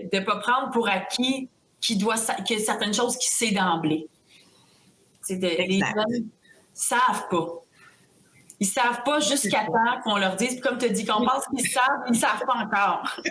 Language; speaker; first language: French; native; French